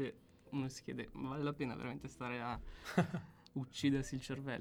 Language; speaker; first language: Italian; native; Italian